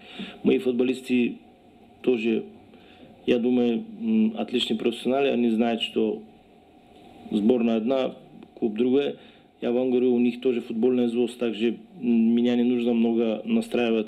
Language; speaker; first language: Russian; non-native, learner; Bulgarian